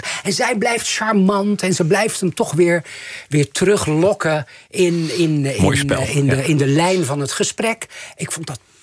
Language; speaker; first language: Dutch; native; Dutch